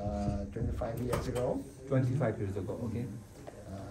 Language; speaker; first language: English; non-native, learner; Japanese